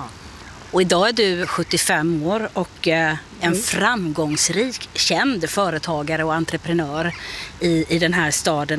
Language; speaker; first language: Swedish; native; Swedish